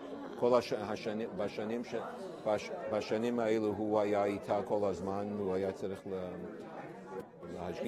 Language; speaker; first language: Hebrew; non-native, fluent; English